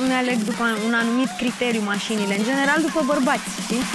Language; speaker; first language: Romanian; native; Romanian